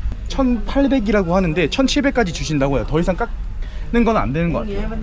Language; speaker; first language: Korean; native; Korean